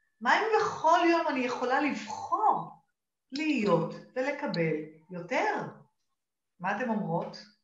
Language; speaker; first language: Hebrew; native; Hebrew